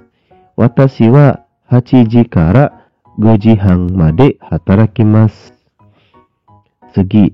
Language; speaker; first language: Japanese; non-native, learner; Indonesian